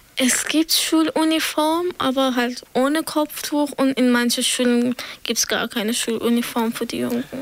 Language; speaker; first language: German; non-native, fluent; Persian